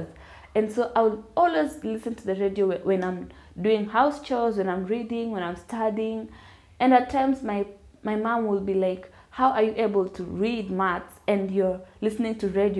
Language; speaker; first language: English; non-native, local second language; Luyia